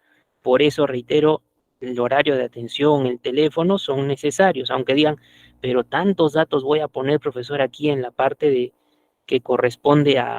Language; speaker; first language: Spanish; native; Spanish